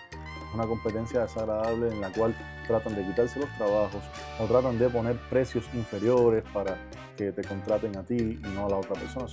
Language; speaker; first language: Spanish; native; Spanish